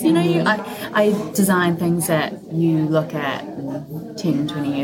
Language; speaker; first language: English; native; English